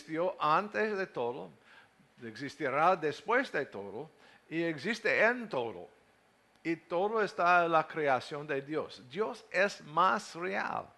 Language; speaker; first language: Spanish; non-native, learner; English